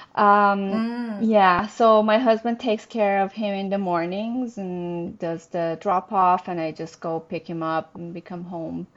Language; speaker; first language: English; non-native, fluent; Persian